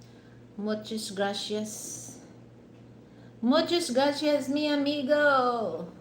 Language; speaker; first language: Spanish; non-native, learner; Cebuano